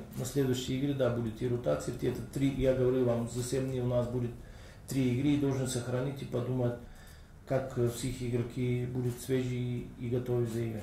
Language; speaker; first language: Russian; non-native, learner; Bulgarian